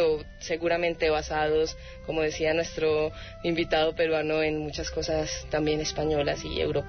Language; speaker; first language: Spanish; native; Spanish